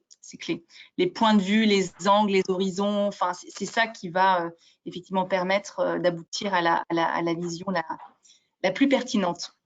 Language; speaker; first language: French; native; French